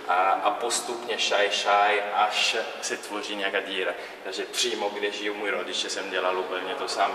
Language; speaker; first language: Czech; non-native, learner; Italian